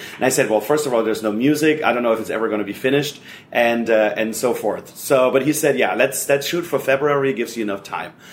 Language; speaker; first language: English; non-native, fluent; German